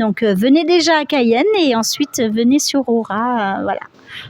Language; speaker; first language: French; native; French